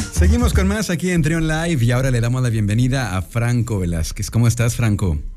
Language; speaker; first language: Spanish; native; Spanish